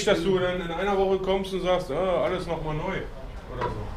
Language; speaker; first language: German; native; German